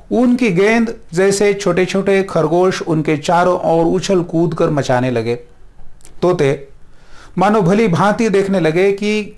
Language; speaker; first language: Hindi; non-native, local second language; Marathi